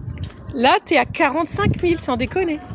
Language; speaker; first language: French; native; French